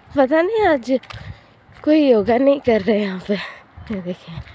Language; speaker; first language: Hindi; native; Hindi